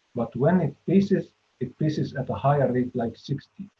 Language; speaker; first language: English; non-native, fluent; Arabic